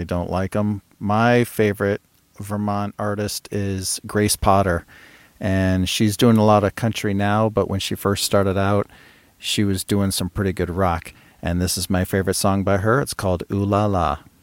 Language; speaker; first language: English; native; English